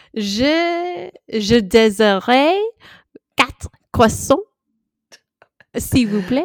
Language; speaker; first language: French; non-native, learner; English